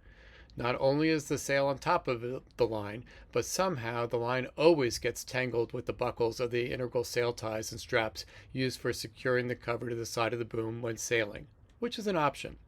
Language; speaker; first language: English; native; English